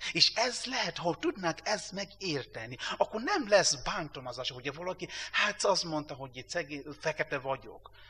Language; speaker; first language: Hungarian; non-native, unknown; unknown